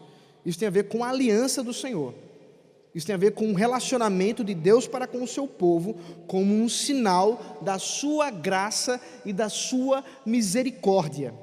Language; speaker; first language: Portuguese; native; Portuguese